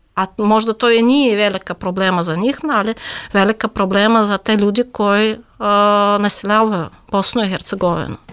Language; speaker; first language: Serbian; non-native, fluent; Russian